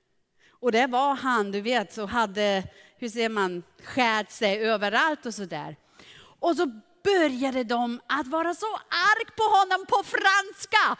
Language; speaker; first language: Swedish; non-native, fluent; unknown